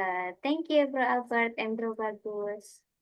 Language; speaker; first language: English; non-native, fluent; Indonesian